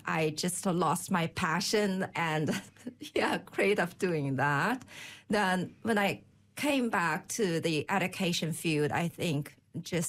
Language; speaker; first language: English; non-native, fluent; Chinese